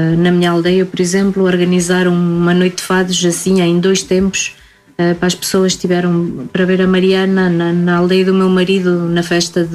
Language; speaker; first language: Portuguese; native; Portuguese